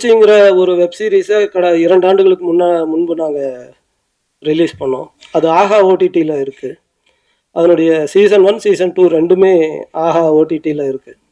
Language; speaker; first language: Tamil; native; Tamil